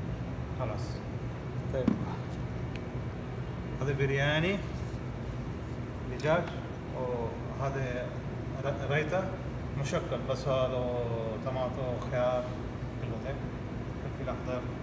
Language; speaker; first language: Arabic; non-native, learner; Urdu